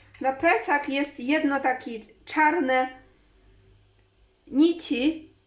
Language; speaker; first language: Polish; non-native, learner; Chinese